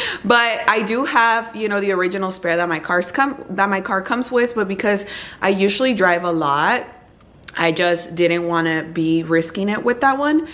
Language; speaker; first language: English; early bilingual, other home language; Spanish